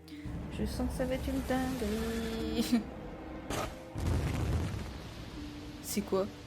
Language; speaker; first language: French; native; French